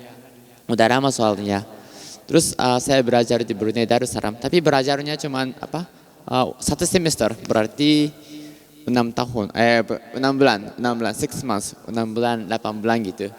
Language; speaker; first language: Indonesian; non-native, fluent; Japanese